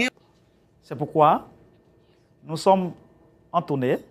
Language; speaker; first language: French; non-native, local second language; Haitian Creole